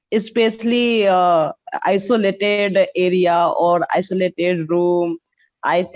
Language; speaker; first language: English; non-native, learner; Hindi